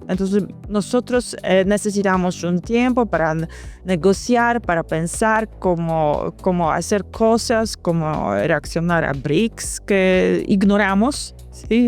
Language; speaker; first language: Spanish; non-native, fluent; Polish